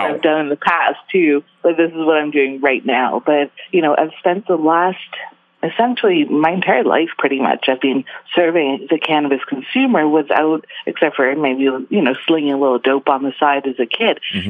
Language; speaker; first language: English; early bilingual, other home language; Hebrew